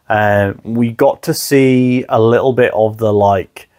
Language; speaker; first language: English; native; English